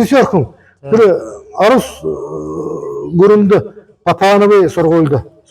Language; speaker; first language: Mongolian; non-native, learner; Buriat